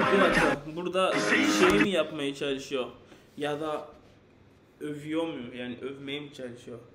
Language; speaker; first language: Turkish; non-native, learner; English